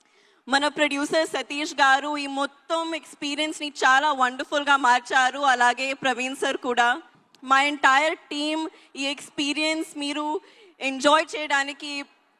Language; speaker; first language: Telugu; non-native, learner; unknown